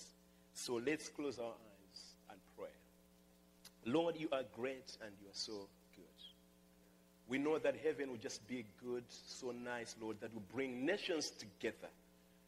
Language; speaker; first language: English; non-native, local second language; Nyanja